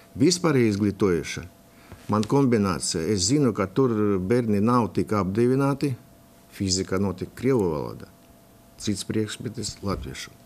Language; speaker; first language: Latvian; non-native, local second language; Russian